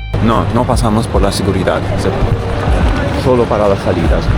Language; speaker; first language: Spanish; non-native, learner; English